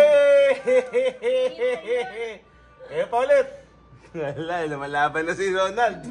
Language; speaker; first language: Filipino; native; Filipino